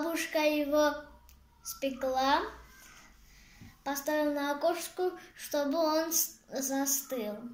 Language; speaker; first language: Russian; non-native, learner; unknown